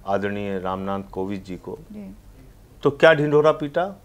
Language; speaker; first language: Hindi; native; Hindi